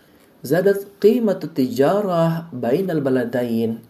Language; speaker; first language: Arabic; non-native, fluent; Indonesian